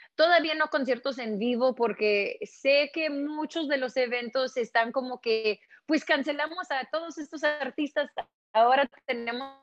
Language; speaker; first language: Spanish; early bilingual, heritage; Spanish